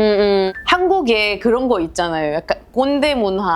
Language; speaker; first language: Korean; non-native, fluent; Arabic